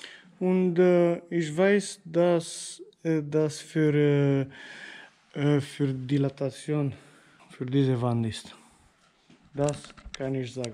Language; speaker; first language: German; non-native, learner; Romanian